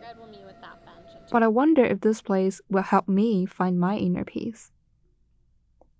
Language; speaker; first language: English; non-native, fluent; Chinese